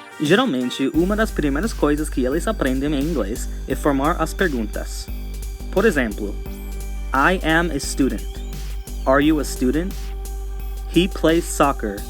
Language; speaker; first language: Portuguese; non-native, fluent; English